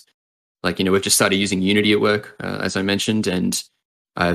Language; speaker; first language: English; native; English